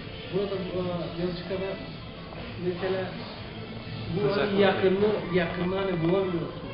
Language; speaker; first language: Turkish; non-native, local second language; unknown